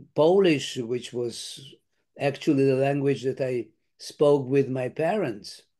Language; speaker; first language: English; non-native, fluent; Lithuanian